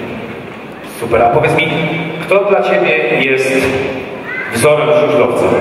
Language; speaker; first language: Polish; native; Polish